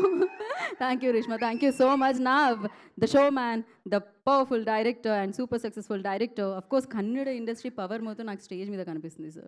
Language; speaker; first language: Telugu; native; Telugu